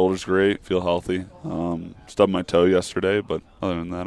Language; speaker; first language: English; native; English